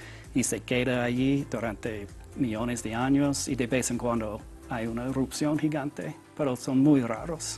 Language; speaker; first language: Spanish; non-native, learner; English